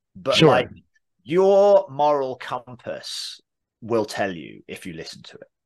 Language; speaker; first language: English; native; English